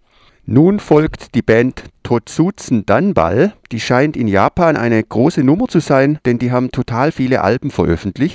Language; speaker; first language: German; native; German